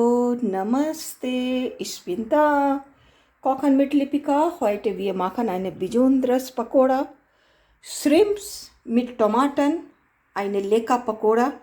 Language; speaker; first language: German; non-native, learner; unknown